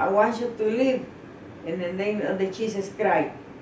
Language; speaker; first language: English; non-native, learner; Spanish